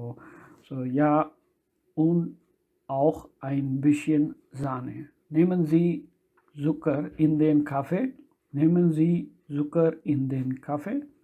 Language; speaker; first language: German; non-native, learner; Tamil